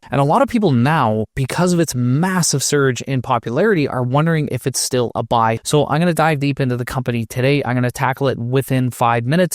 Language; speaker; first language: English; native; English